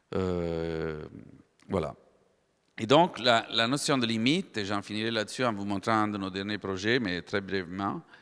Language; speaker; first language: French; non-native, fluent; Italian